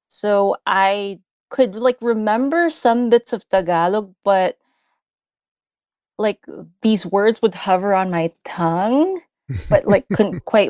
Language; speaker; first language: English; non-native, local second language; Filipino